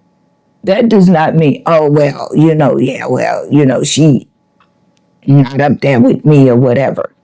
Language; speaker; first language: English; native; English